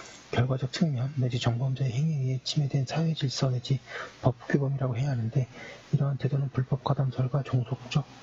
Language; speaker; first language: Korean; native; Korean